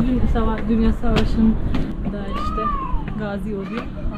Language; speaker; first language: Turkish; non-native, fluent; Slovenian